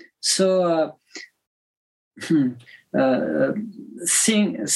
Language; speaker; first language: English; non-native, learner; French